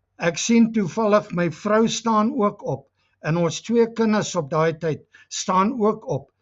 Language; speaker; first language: Afrikaans; non-native, local second language; English